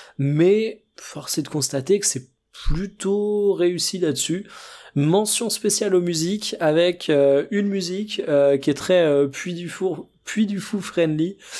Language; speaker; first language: French; native; French